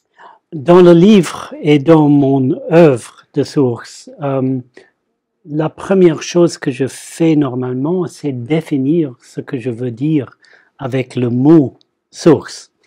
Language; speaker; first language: French; non-native, fluent; English